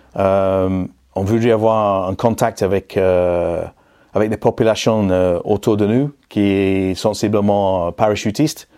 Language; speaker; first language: French; non-native, fluent; English